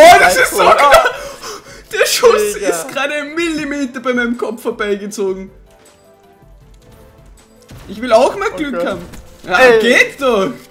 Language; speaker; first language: German; native; German